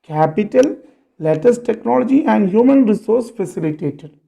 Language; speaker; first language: English; non-native, local second language; Malayalam